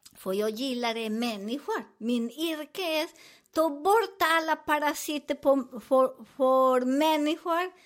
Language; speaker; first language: Swedish; non-native, learner; Spanish